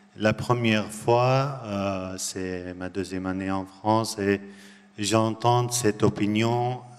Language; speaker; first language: French; non-native, learner; Arabic